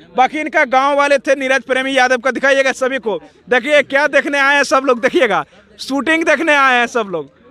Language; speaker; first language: Hindi; native; Hindi